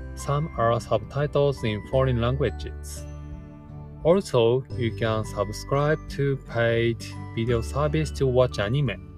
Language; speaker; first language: English; non-native, learner; Japanese